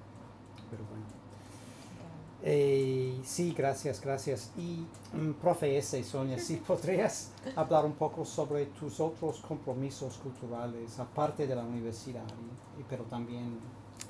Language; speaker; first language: Spanish; non-native, fluent; English